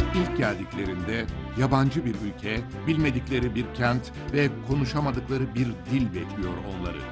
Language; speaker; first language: Turkish; native; Turkish